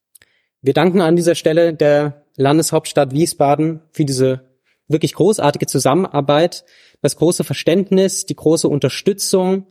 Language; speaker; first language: German; native; German